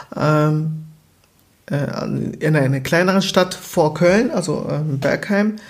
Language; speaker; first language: German; early bilingual, other home language; Portuguese